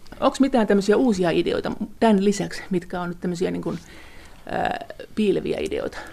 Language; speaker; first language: Finnish; native; Finnish